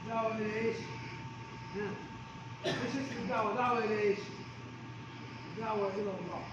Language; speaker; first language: Arabic; non-native, learner; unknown